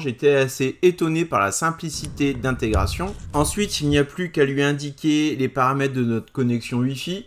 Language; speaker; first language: French; native; French